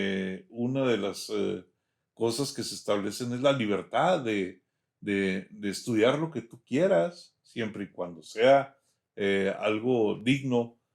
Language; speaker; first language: Spanish; native; Spanish